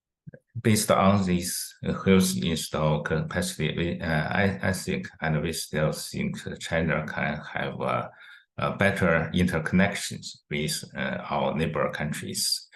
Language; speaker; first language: English; non-native, fluent; Chinese